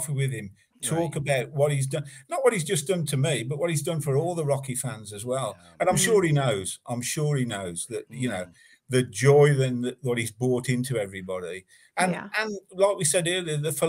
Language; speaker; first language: English; native; English